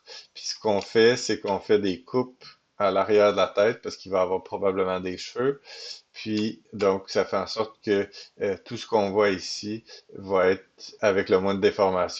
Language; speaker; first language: French; native; French